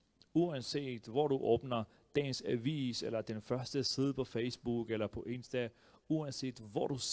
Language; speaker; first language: Danish; early bilingual, other home language; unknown